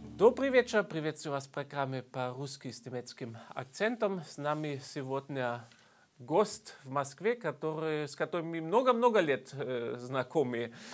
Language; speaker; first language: Russian; non-native, fluent; German